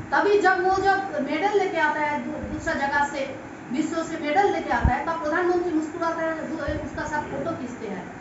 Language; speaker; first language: Hindi; non-native, local second language; Bangla